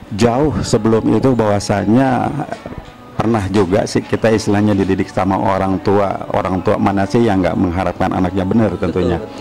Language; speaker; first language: Indonesian; native; Indonesian